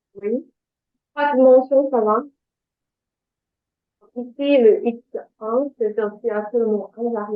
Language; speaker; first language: French; non-native, fluent; Chinese